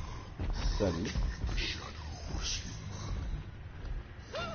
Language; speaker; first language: French; native; French